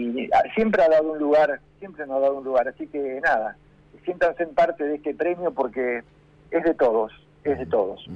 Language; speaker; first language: Spanish; native; Spanish